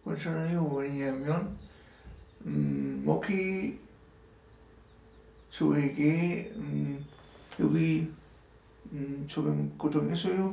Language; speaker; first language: Korean; non-native, learner; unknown